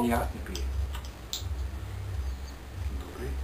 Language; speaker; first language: Bulgarian; non-native, learner; Finnish